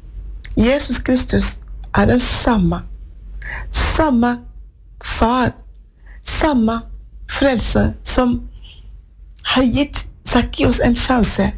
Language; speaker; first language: Norwegian; non-native, fluent; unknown